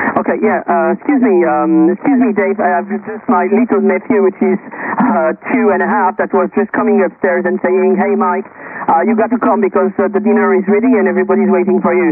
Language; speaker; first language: English; non-native, fluent; French